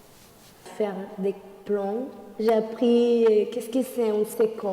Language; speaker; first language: French; non-native, fluent; Spanish